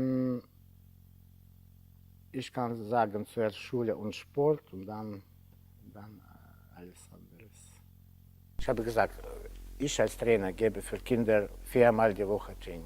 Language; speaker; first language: German; non-native, learner; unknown